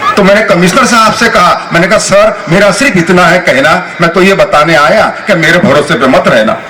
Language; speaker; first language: Hindi; non-native, local second language; Telugu